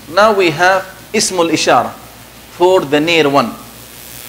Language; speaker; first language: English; non-native, fluent; Arabic